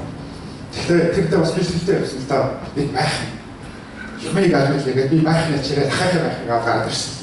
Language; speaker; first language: Mongolian; early bilingual, heritage; Mongolian